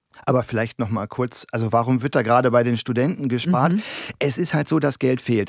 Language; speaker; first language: German; native; German